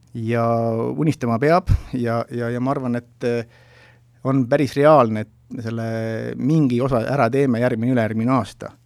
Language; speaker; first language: Estonian; native; Estonian